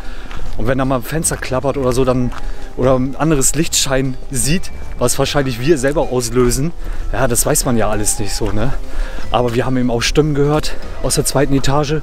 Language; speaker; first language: German; native; German